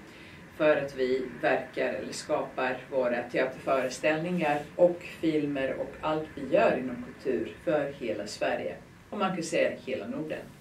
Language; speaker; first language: Swedish; non-native, fluent; Serbian